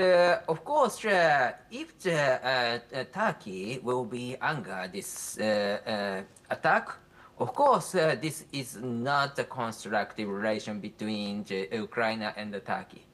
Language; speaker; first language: English; non-native, fluent; Japanese